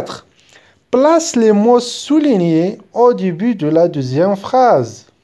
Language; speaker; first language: French; non-native, local second language; Arabic